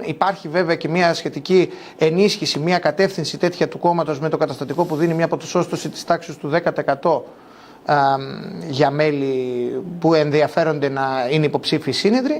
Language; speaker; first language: Greek; native; Greek